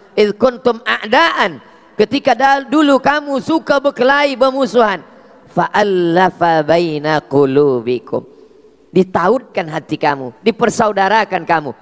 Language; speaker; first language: Indonesian; native; Indonesian